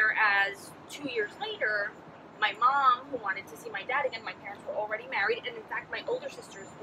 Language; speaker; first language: English; native; English